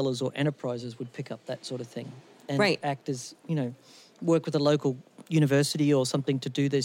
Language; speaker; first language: English; native; English